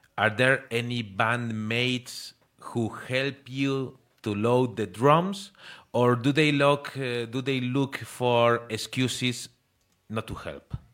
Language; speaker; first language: English; non-native, learner; Spanish